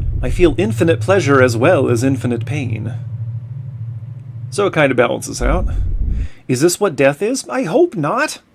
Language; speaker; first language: English; native; English